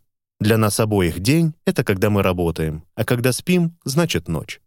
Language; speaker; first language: Russian; native; Russian